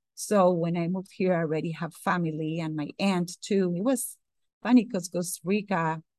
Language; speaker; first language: English; non-native, fluent; Spanish